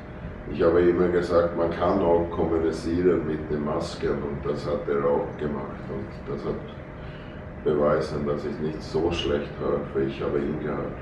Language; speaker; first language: German; non-native, fluent; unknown